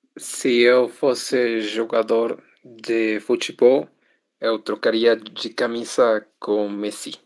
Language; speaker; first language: Portuguese; non-native, learner; Spanish